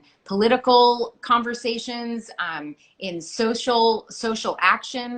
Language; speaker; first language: English; native; English